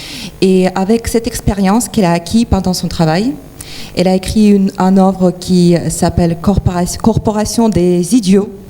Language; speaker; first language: French; non-native, fluent; Ukrainian